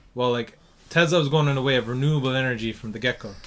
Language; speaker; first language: English; native; English